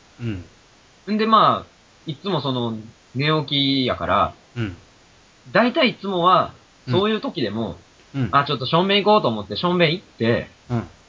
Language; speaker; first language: Japanese; native; Japanese